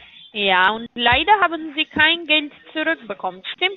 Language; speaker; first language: German; non-native, learner; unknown